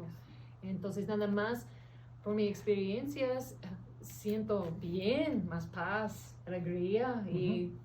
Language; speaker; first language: Spanish; early bilingual, heritage; English